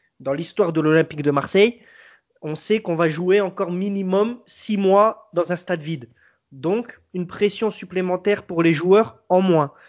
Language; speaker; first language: French; native; French